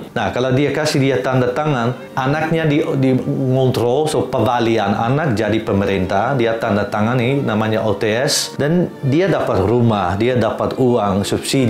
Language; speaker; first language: Indonesian; non-native, fluent; Dutch